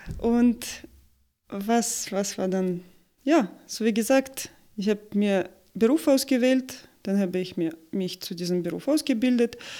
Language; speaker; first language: German; non-native, fluent; Russian